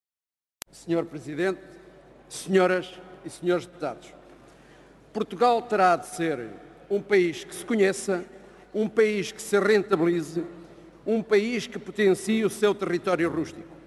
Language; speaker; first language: Portuguese; native; Portuguese